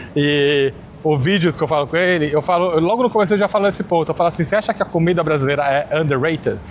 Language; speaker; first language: Portuguese; native; Portuguese